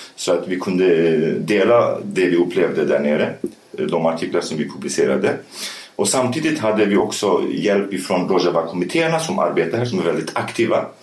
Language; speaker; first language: Swedish; early bilingual, other home language; Kurdish